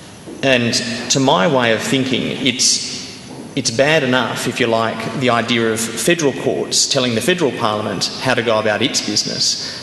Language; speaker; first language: English; native; English